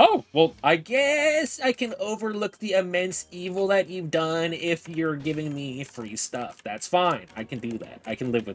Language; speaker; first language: English; native; English